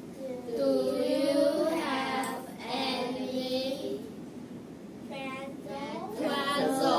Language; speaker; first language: English; non-native, learner; Chinese